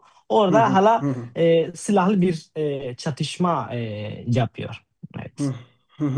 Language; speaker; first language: Turkish; non-native, fluent; Spanish